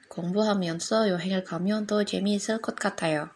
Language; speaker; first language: Korean; non-native, learner; Indonesian